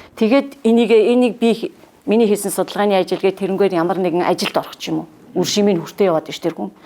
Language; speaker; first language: Mongolian; native; Mongolian